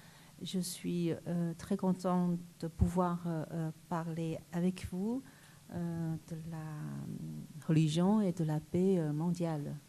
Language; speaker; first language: French; non-native, fluent; Chinese